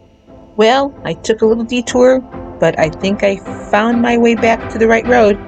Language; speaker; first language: English; native; English